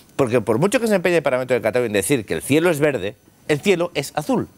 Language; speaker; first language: Spanish; non-native, local second language; Catalan